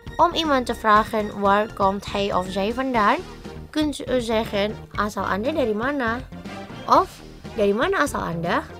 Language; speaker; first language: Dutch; non-native, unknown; Indonesian